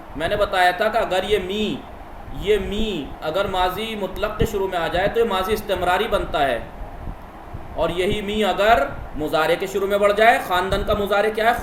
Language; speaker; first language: Urdu; native; Urdu